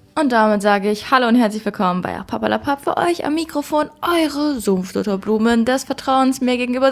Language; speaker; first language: German; native; German